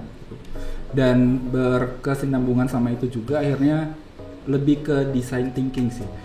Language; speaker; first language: Indonesian; native; Indonesian